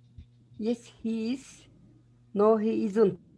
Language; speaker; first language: English; non-native, learner; Turkish